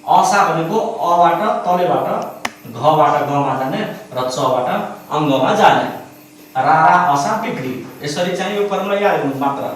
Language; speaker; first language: Nepali; non-native, local second language; Maithili